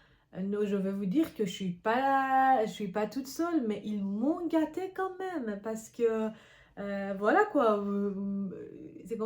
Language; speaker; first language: French; non-native, fluent; Persian